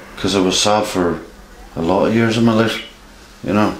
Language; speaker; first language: English; native; English